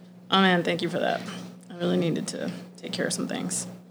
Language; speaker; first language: English; early bilingual, other home language; Spanish